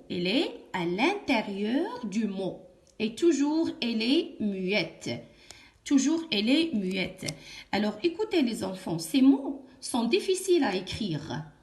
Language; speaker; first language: French; non-native, local second language; Arabic